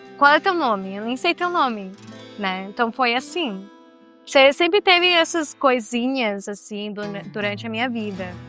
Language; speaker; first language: Portuguese; non-native, fluent; Spanish